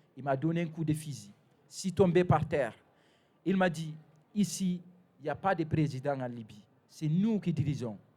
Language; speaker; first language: French; non-native, fluent; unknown